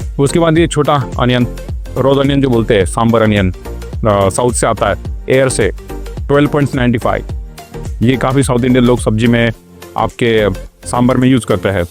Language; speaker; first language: Hindi; non-native, local second language; Marathi